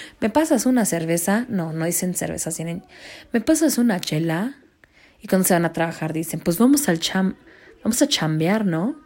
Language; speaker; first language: Spanish; early bilingual, heritage; Spanish